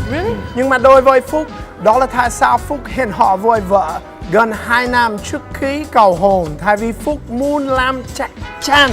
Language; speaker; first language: Vietnamese; non-native, learner; English